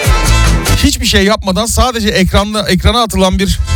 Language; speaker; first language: Turkish; native; Turkish